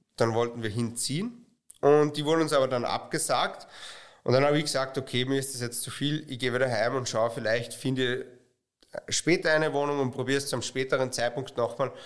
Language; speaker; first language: German; native; German